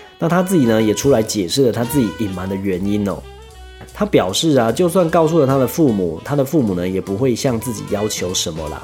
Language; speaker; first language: Chinese; native; Chinese